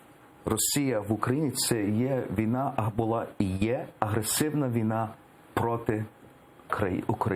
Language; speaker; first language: Ukrainian; early bilingual, heritage; English